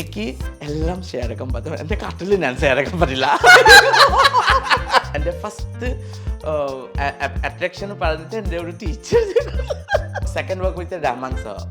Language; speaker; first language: Malayalam; non-native, fluent; Assamese